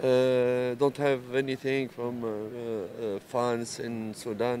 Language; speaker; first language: English; non-native, learner; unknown